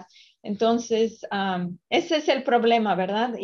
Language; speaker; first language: Spanish; early bilingual, other home language; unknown